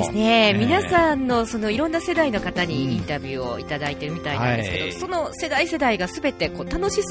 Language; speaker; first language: Japanese; native; Japanese